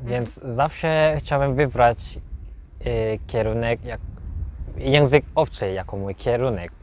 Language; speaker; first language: Polish; non-native, learner; Korean